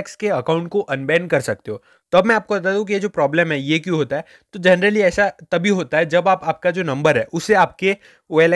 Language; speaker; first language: Hindi; non-native, local second language; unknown